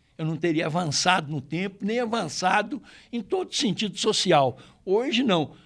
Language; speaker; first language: Portuguese; native; Portuguese